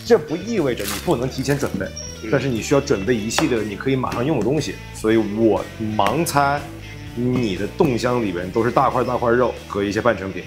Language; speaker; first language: Chinese; native; Chinese